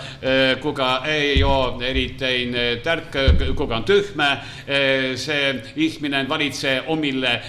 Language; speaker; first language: Finnish; non-native, learner; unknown